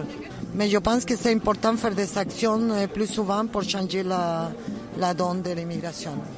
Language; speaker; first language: French; non-native, learner; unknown